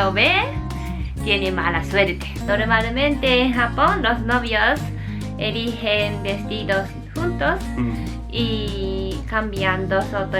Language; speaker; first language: Spanish; non-native, learner; Japanese